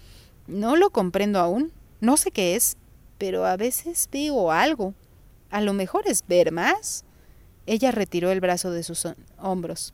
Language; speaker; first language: Spanish; native; Spanish